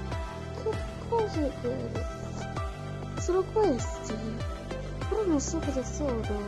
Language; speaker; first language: Italian; early bilingual, other home language; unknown